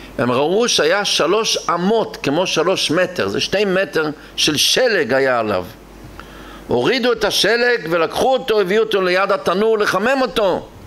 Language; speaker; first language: Hebrew; non-native, local second language; Yiddish